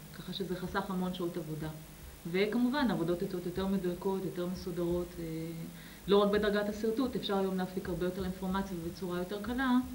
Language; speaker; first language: Hebrew; native; Hebrew